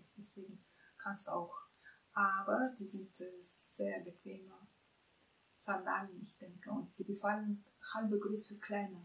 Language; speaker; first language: German; non-native, fluent; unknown